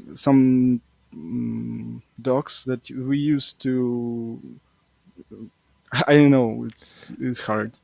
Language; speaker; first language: English; non-native, fluent; Russian